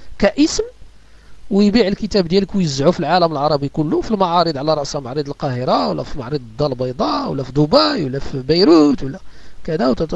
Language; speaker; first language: Arabic; native; Arabic